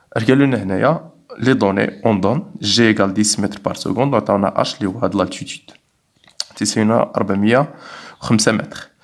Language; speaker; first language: French; non-native, local second language; Arabic